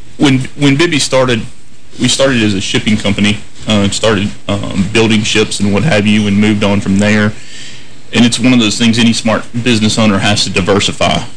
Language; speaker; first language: English; native; English